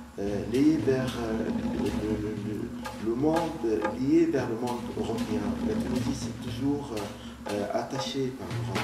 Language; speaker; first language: French; non-native, local second language; Arabic